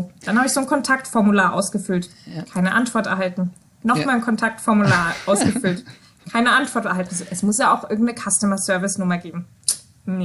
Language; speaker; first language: German; native; German